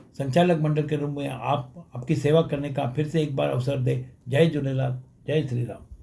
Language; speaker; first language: Hindi; non-native, local second language; Sindhi